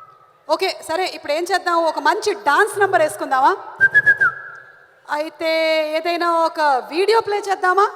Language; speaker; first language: Telugu; native; Telugu